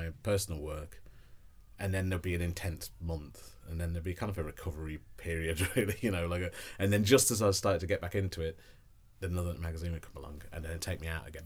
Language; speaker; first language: English; native; English